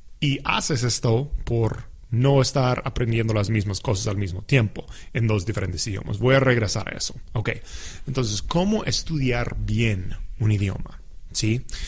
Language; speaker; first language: Spanish; non-native, fluent; English